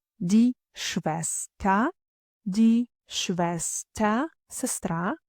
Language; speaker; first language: German; non-native, fluent; Ukrainian